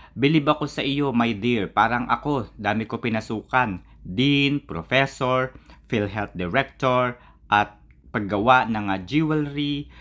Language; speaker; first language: Filipino; native; Filipino